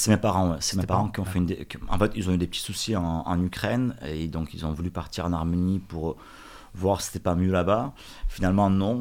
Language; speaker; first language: French; early bilingual, other home language; Russian